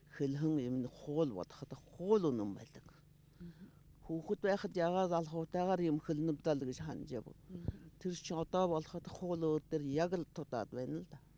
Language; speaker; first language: Mongolian; non-native, local second language; Buriat